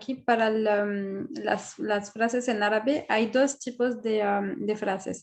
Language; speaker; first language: Spanish; non-native, fluent; Arabic